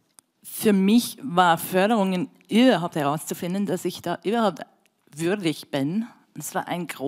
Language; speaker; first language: German; non-native, fluent; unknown